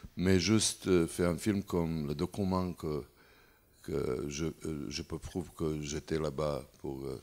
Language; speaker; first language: French; non-native, learner; Serbian